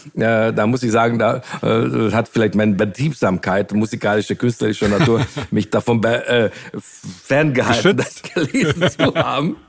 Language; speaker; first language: German; non-native, fluent; Hungarian